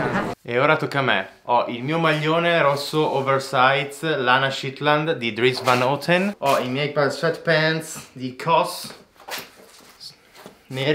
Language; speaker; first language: Italian; native; Italian